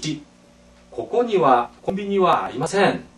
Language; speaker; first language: Japanese; non-native, fluent; Korean